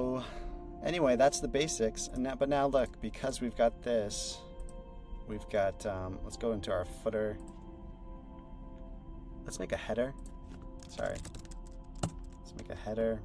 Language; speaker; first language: English; native; English